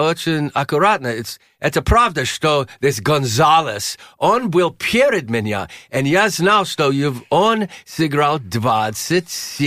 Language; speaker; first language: Russian; non-native, learner; English